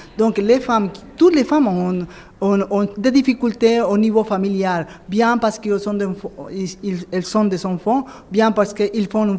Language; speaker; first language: French; non-native, fluent; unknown